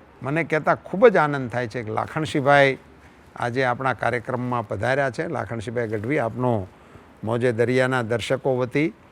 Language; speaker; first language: Gujarati; native; Gujarati